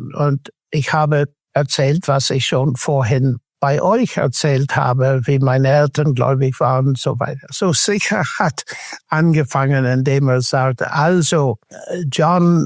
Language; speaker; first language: German; non-native, fluent; English